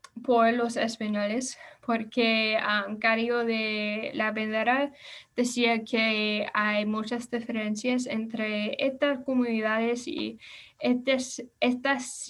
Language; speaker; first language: Spanish; non-native, learner; English